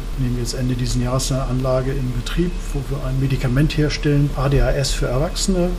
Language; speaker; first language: German; native; German